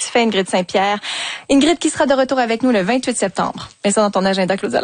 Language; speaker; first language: French; native; French